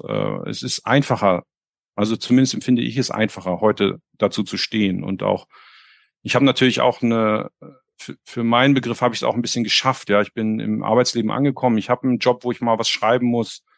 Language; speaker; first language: German; native; German